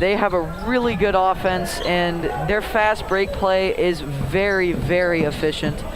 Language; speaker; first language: English; native; English